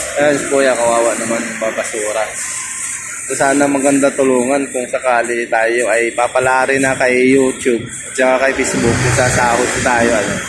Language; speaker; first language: Filipino; non-native, local second language; Waray